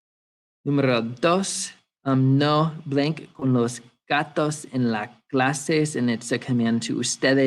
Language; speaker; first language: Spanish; non-native, fluent; English